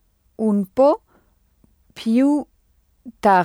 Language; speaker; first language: Italian; non-native, learner; French